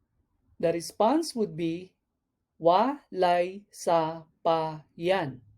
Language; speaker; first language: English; non-native, local second language; Cebuano